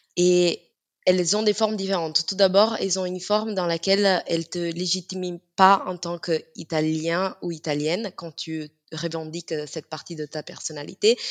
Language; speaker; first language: French; non-native, fluent; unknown